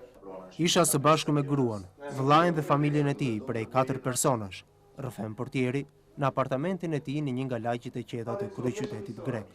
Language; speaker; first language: Albanian; native; Albanian